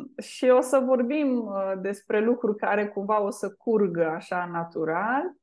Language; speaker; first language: Romanian; native; Romanian